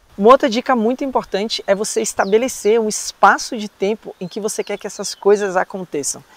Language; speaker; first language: Portuguese; native; Portuguese